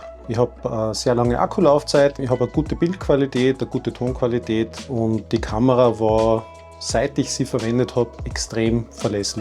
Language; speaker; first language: German; native; German